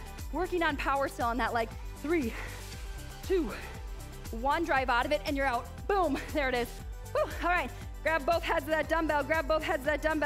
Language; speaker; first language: English; native; English